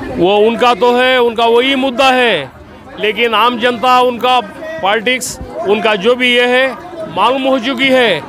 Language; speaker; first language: Hindi; native; Hindi